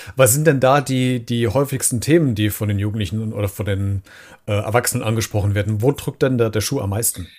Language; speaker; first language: German; native; German